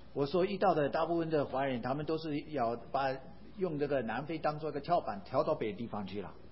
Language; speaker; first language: Chinese; non-native, fluent; English